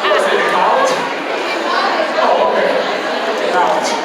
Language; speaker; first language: English; native; English